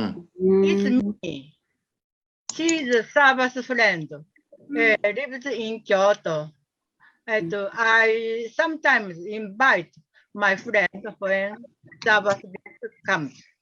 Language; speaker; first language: English; non-native, learner; Japanese